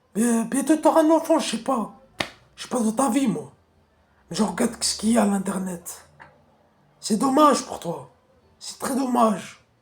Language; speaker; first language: French; non-native, local second language; Kabyle